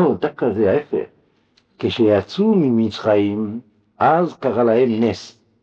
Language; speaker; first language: Hebrew; non-native, fluent; French